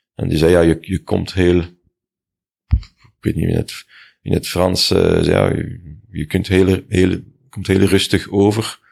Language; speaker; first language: Dutch; non-native, local second language; French